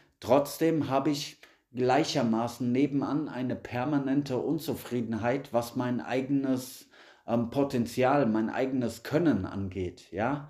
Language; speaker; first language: German; native; German